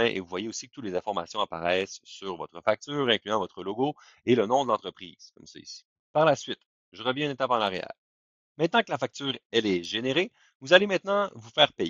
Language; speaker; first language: French; native; French